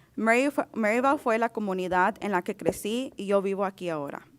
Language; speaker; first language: Spanish; early bilingual, other home language; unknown